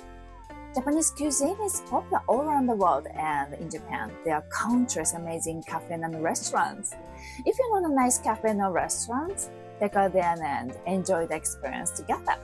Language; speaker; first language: English; non-native, fluent; Japanese